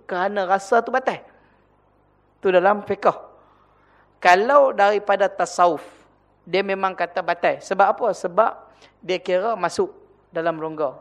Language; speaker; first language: Malay; native; Malay